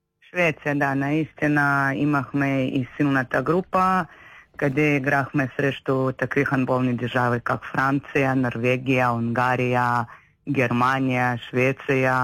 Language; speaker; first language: Bulgarian; non-native, learner; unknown